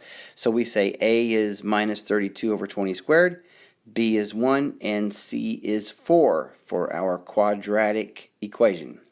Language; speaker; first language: English; native; English